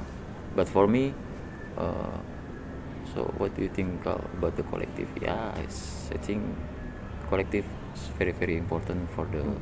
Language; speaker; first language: English; non-native, learner; Indonesian